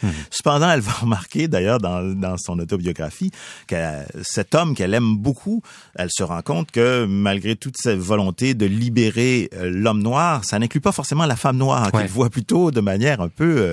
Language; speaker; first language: French; native; French